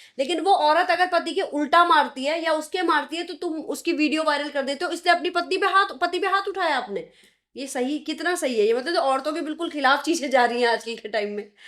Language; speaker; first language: Hindi; native; Hindi